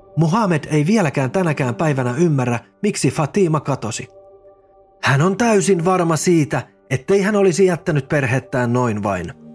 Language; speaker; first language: Finnish; native; Finnish